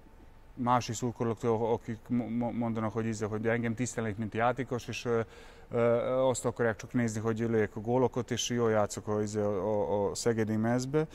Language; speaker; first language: Hungarian; non-native, fluent; Serbian